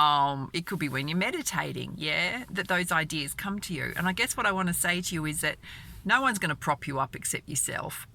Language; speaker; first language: English; native; English